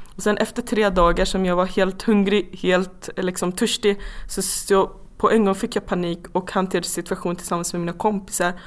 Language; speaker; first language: Swedish; non-native, fluent; Persian